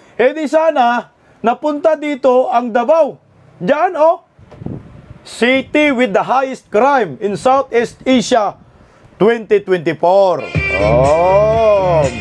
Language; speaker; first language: Filipino; non-native, local second language; Cebuano